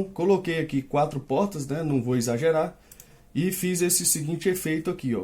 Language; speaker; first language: Portuguese; native; Portuguese